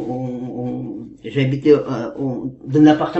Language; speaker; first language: French; non-native, learner; Kazakh